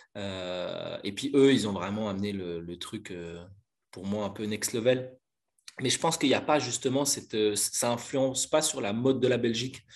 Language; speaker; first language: French; native; French